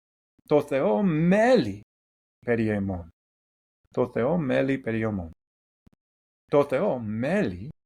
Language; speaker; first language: Greek; non-native, fluent; English